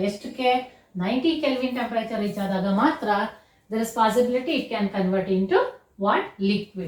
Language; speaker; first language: English; non-native, local second language; Kannada